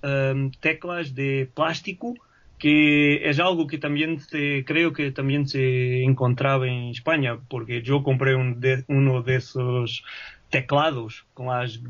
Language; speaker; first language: Spanish; non-native, fluent; Portuguese